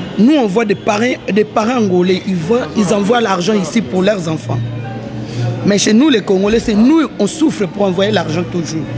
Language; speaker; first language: French; non-native, local second language; Lingala